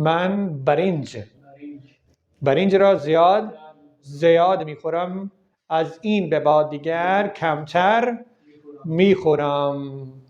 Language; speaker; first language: Persian; non-native, fluent; Urdu